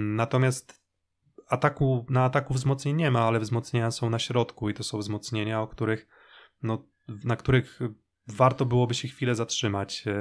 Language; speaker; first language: Polish; native; Polish